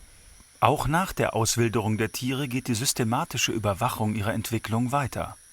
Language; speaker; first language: German; native; German